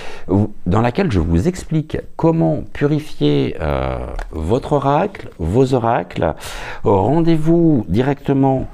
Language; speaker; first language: French; native; French